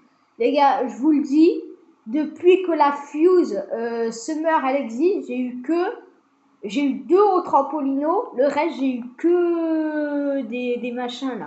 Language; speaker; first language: French; native; French